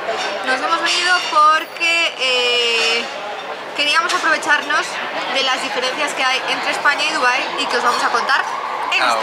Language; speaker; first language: Spanish; native; Spanish